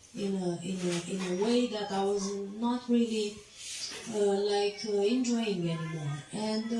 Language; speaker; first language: English; non-native, fluent; Romanian